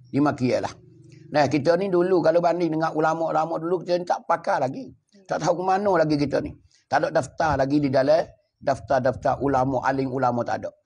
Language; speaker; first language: Malay; native; Malay